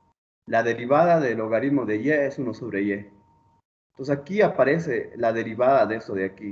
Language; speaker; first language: Spanish; native; Spanish